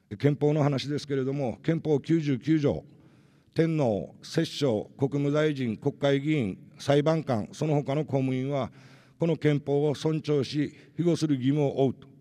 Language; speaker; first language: Japanese; native; Japanese